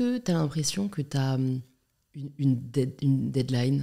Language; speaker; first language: French; native; French